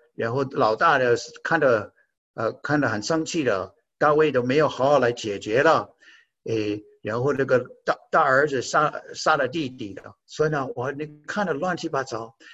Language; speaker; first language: Chinese; non-native, fluent; English